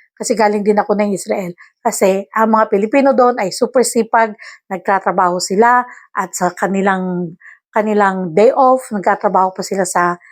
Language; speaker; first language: Filipino; non-native, local second language; Iloko